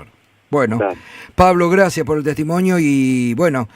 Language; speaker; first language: Spanish; native; Spanish